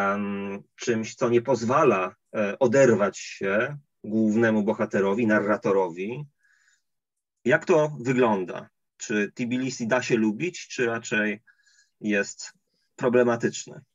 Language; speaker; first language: Polish; native; Polish